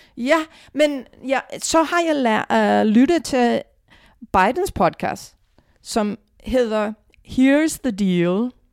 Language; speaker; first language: Danish; non-native, fluent; English